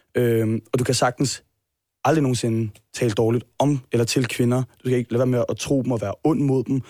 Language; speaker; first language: Danish; native; Danish